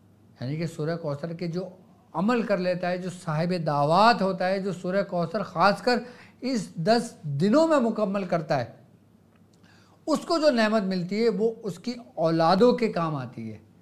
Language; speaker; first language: Urdu; native; Urdu